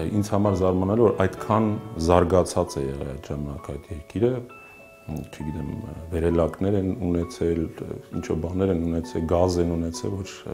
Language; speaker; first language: Armenian; native; Armenian